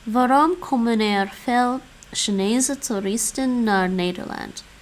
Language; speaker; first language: Dutch; non-native, learner; English